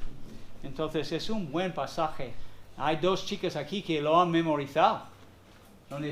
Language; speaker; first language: Spanish; non-native, fluent; English